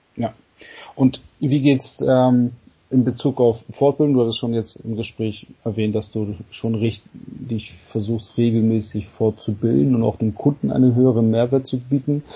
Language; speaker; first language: German; native; German